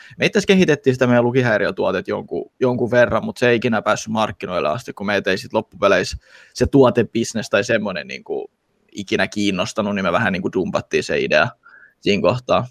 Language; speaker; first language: Finnish; early bilingual, other home language; Russian